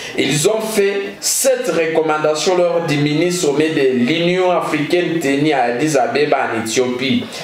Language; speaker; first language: French; non-native, local second language; Lingala